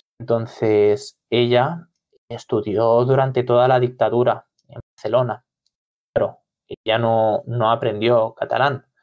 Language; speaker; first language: Spanish; non-native, local second language; Catalan